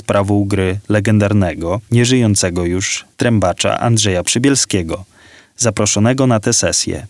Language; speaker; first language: Polish; native; Polish